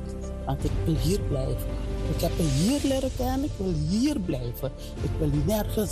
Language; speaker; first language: Dutch; non-native, fluent; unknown